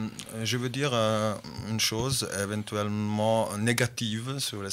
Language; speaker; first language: French; non-native, fluent; Bosnian